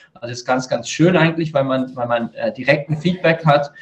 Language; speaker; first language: German; native; German